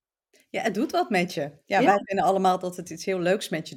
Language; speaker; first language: Dutch; native; Dutch